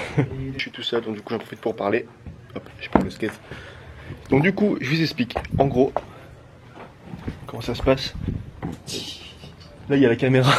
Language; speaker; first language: French; native; French